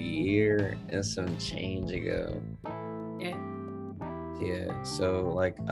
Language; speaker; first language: English; native; English